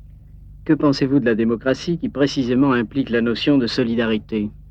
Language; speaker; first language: French; native; French